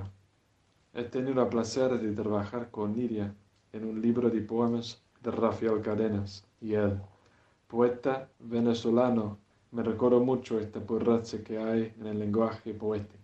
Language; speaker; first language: Spanish; non-native, fluent; English